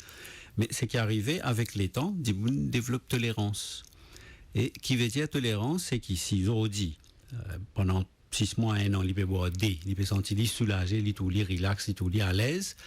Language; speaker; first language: French; non-native, local second language; Morisyen